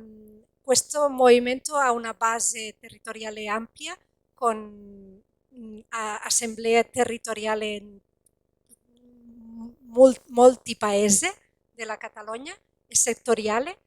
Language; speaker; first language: Italian; non-native, fluent; Catalan